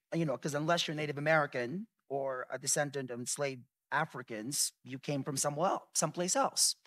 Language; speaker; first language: English; early bilingual, other home language; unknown